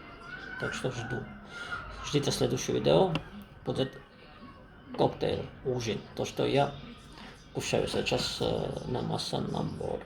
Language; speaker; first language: Russian; non-native, fluent; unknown